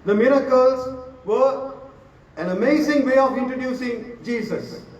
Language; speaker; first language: English; non-native, local second language; Sinhala